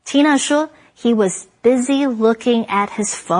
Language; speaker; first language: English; non-native, fluent; Chinese